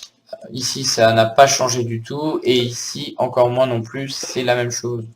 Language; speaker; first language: French; native; French